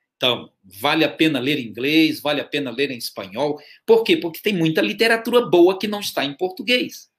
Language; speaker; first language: Portuguese; native; Portuguese